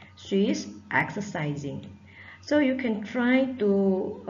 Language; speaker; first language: English; non-native, local second language; Malay